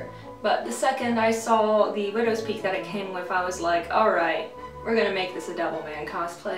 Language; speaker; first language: English; native; English